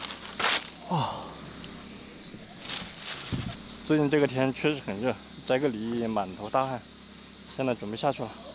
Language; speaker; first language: Chinese; native; Chinese